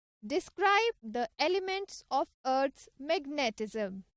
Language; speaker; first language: English; non-native, local second language; Punjabi